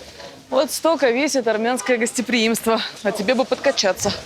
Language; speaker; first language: Russian; native; Russian